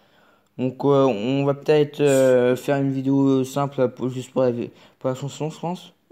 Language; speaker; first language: French; native; French